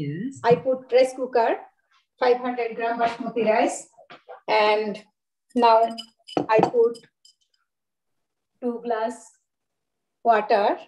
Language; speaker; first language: English; non-native, learner; Bangla